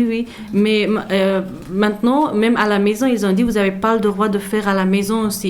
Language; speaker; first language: French; non-native, learner; Persian